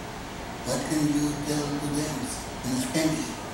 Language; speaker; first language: English; non-native, learner; Spanish